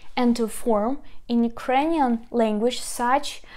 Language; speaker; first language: English; non-native, fluent; Ukrainian